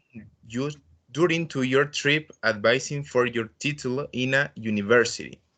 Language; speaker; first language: English; non-native, learner; Spanish